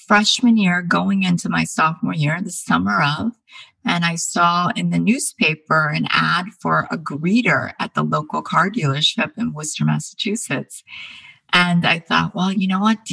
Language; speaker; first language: English; early bilingual, other home language; Korean